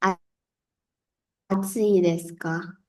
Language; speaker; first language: Japanese; non-native, learner; Indonesian